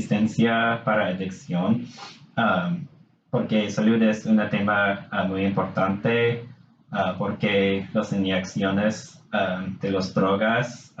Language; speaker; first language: Spanish; non-native, learner; English